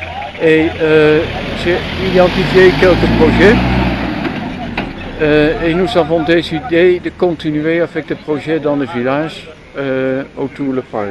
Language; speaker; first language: French; non-native, learner; Dutch